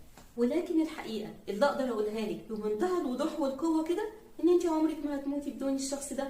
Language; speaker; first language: Arabic; native; Arabic